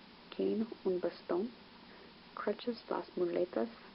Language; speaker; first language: Spanish; non-native, learner; English